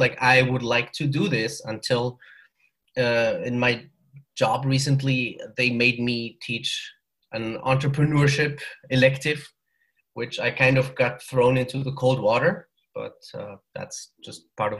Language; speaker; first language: English; non-native, fluent; German